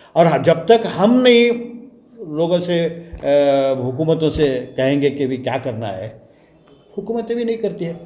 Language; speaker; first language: Hindi; non-native, local second language; Urdu